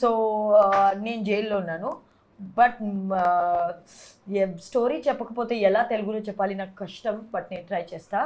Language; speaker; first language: Telugu; non-native, learner; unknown